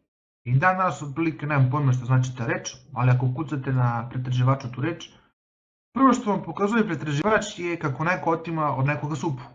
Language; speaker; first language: Bosnian; native; Bosnian